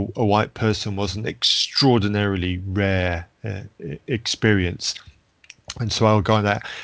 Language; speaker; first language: English; native; English